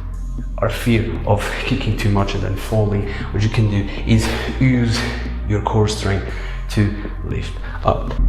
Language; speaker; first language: English; non-native, fluent; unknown